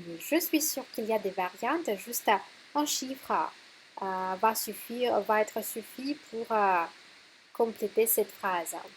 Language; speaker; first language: French; non-native, fluent; Russian